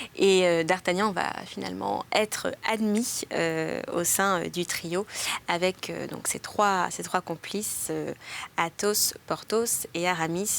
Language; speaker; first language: French; native; French